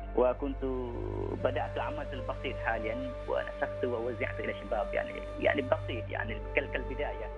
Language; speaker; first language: Arabic; non-native, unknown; Thai